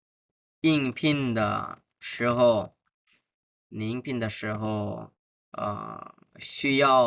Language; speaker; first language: Chinese; non-native, fluent; Bangla